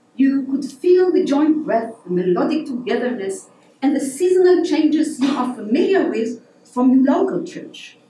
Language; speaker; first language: English; non-native, fluent; Hebrew